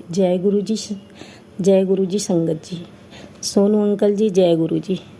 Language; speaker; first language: Hindi; native; Hindi